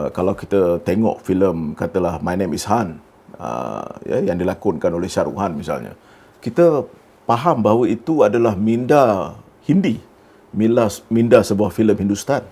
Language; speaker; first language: Malay; native; Malay